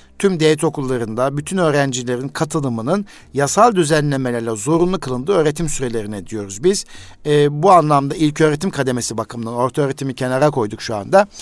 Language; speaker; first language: Turkish; native; Turkish